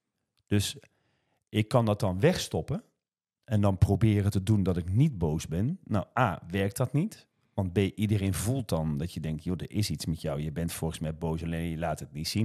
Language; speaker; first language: Dutch; native; Dutch